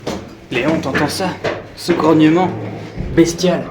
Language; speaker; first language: French; native; French